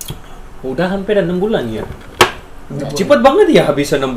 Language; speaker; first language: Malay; non-native, fluent; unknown